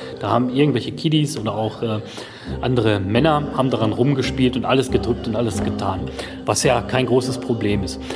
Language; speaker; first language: German; native; German